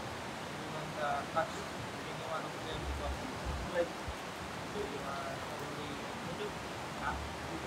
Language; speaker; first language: English; non-native, local second language; Filipino